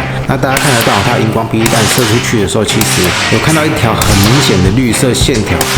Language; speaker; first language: Chinese; native; Chinese